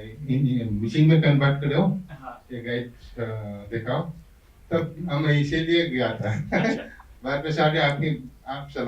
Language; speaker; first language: Hindi; non-native, local second language; Mising